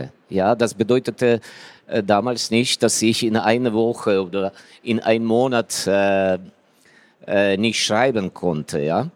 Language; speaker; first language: German; non-native, fluent; Ukrainian